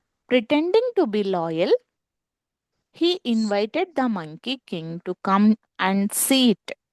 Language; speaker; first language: English; non-native, local second language; Telugu